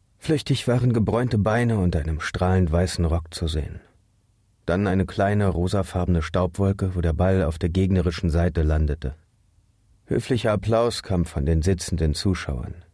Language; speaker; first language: German; native; German